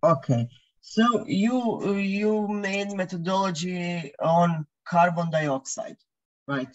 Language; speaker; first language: English; non-native, fluent; Croatian